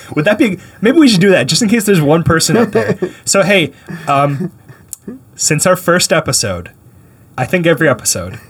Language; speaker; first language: English; native; English